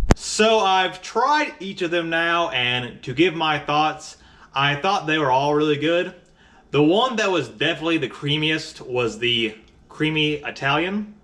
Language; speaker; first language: English; native; English